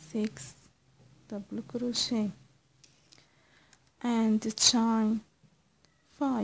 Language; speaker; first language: English; non-native, learner; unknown